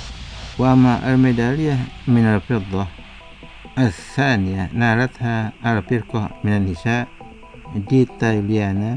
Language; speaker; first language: Arabic; non-native, fluent; Indonesian